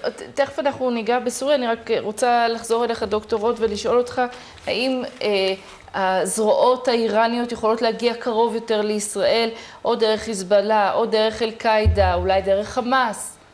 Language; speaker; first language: Hebrew; native; Hebrew